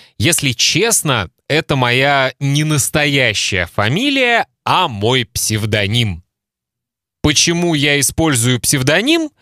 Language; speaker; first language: Russian; native; Russian